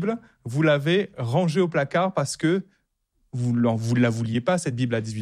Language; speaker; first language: French; native; French